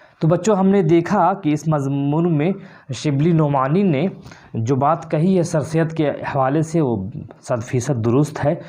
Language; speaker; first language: Urdu; native; Urdu